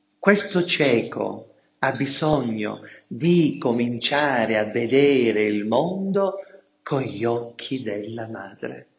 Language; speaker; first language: Italian; native; Italian